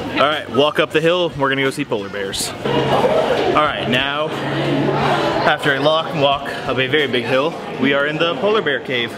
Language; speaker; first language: English; native; English